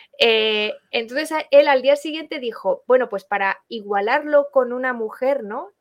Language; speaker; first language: Spanish; non-native, learner; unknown